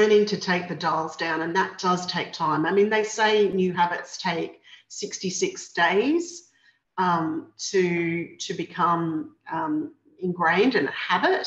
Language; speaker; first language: English; native; English